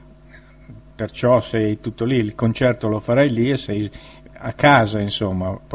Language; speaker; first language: Italian; native; Italian